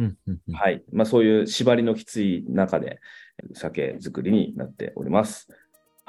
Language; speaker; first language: Japanese; native; Japanese